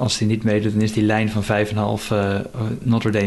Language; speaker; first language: Dutch; native; Dutch